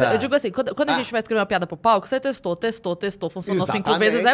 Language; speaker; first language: Portuguese; native; Portuguese